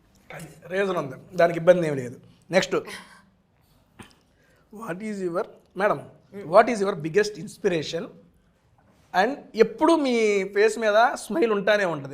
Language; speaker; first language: Telugu; native; Telugu